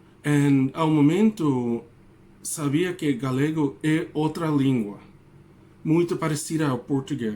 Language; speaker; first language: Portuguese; non-native, learner; English